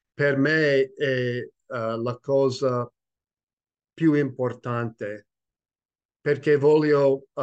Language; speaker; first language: Italian; non-native, learner; English